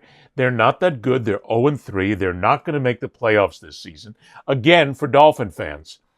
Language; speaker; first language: English; native; English